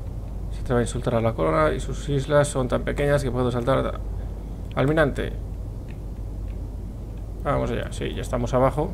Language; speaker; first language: Spanish; native; Spanish